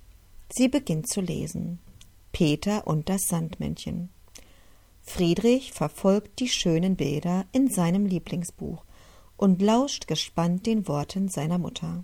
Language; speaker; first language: German; native; German